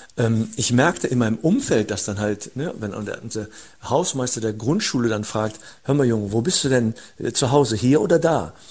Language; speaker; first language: German; early bilingual, other home language; Turkish